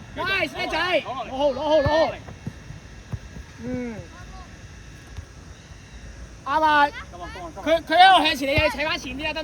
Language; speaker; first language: Cantonese; native; Cantonese